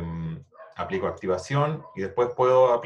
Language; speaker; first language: Spanish; native; Spanish